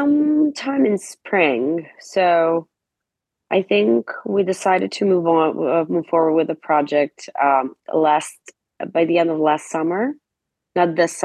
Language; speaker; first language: English; non-native, fluent; Serbian